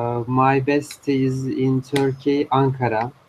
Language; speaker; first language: English; non-native, learner; Turkish